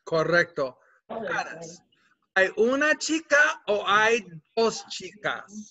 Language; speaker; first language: Spanish; non-native, fluent; English